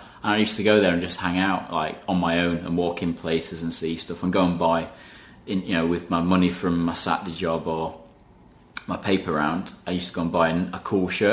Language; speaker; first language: English; native; English